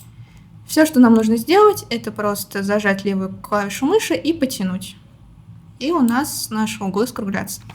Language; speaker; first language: Russian; native; Russian